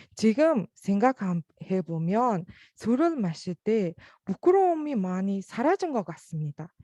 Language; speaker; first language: Korean; non-native, learner; Mongolian